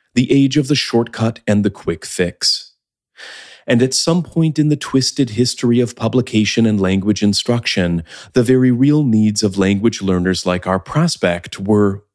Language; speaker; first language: English; native; English